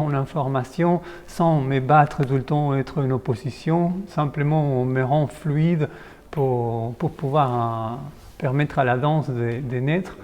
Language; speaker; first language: French; non-native, fluent; Spanish